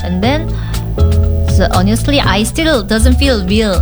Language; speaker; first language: English; non-native, learner; Korean